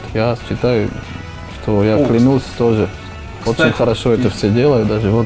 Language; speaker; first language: Russian; non-native, learner; Slovak